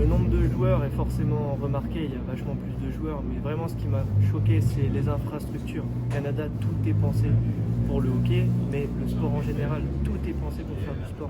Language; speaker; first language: French; native; French